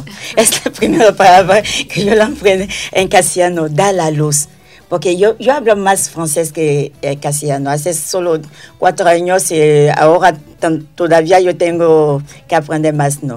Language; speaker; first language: Spanish; non-native, learner; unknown